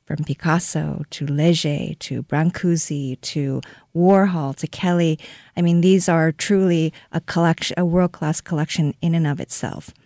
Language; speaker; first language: English; non-native, fluent; Korean